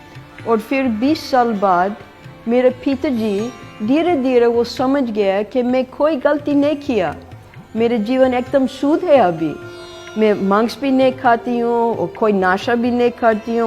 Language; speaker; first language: Hindi; non-native, fluent; English